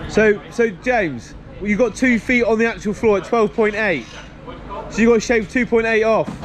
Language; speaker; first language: English; native; English